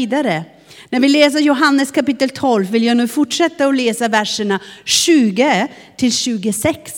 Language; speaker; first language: Swedish; non-native, fluent; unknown